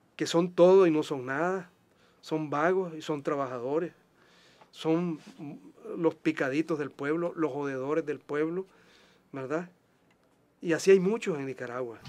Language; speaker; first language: Spanish; native; Spanish